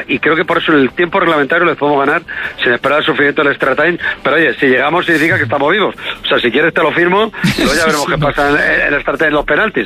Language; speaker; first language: Spanish; native; Spanish